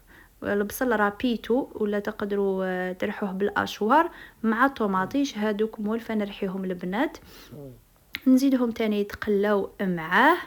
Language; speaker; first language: Arabic; native; Arabic